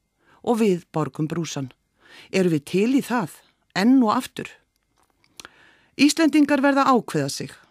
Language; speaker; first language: Icelandic; native; Icelandic